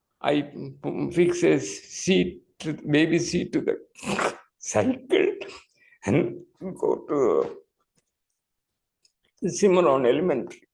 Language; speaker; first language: English; non-native, local second language; Tamil